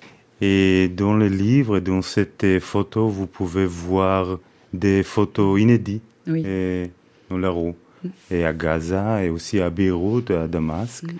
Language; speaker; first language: French; non-native, fluent; Hebrew